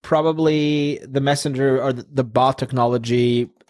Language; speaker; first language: English; non-native, fluent; Norwegian